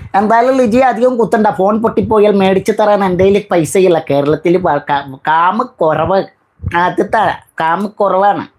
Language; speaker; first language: Malayalam; non-native, learner; Bangla